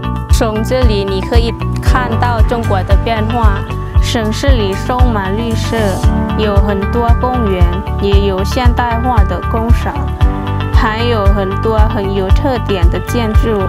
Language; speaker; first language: Chinese; non-native, learner; Lao